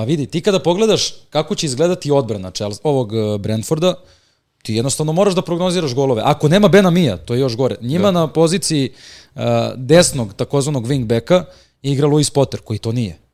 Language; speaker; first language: Serbian; native; Serbian